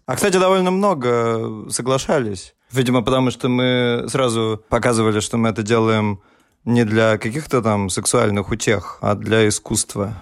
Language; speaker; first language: Russian; native; Russian